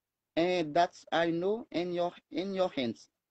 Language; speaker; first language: English; non-native, learner; Haitian Creole